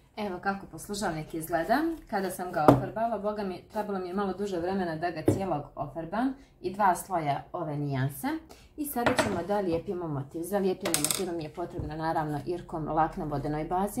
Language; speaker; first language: Croatian; native; Croatian